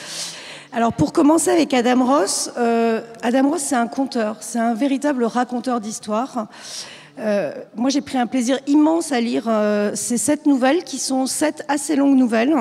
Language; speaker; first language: French; native; French